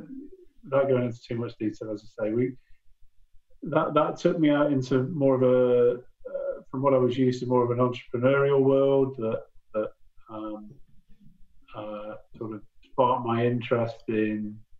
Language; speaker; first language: English; native; English